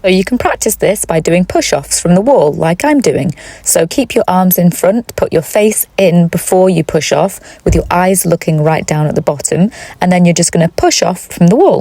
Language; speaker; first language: English; native; English